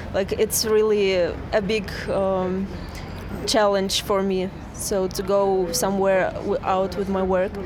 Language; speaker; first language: English; non-native, fluent; Russian